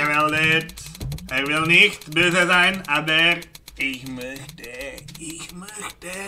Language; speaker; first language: German; non-native, learner; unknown